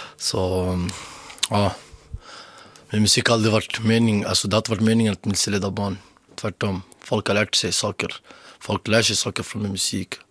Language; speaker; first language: Swedish; early bilingual, other home language; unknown